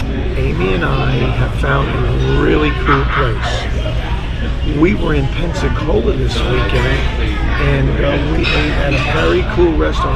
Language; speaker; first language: English; native; English